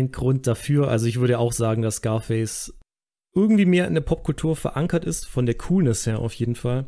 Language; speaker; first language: German; native; German